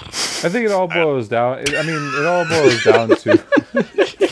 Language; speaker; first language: English; native; English